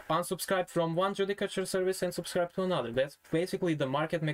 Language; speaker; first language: English; non-native, fluent; Croatian